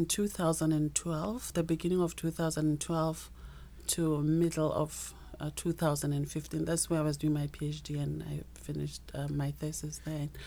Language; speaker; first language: English; non-native, local second language; Northern Sotho